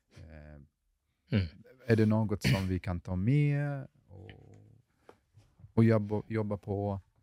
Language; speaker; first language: Swedish; early bilingual, other home language; Arabic